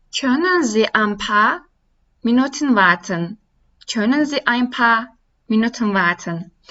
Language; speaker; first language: German; non-native, fluent; Turkish